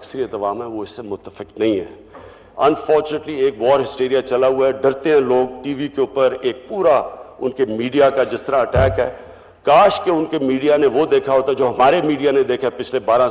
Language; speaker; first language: Urdu; native; Urdu